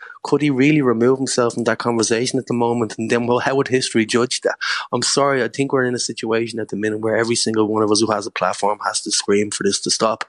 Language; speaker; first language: English; native; English